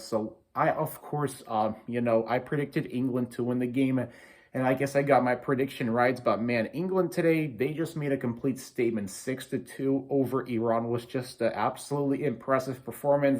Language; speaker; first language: English; native; English